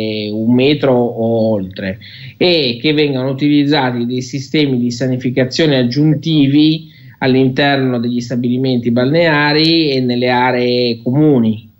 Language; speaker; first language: Italian; native; Italian